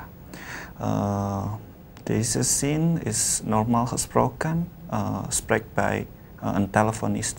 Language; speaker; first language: Dutch; non-native, learner; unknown